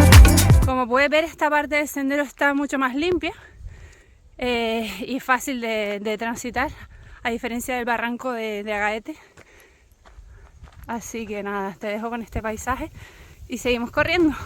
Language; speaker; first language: Spanish; native; Spanish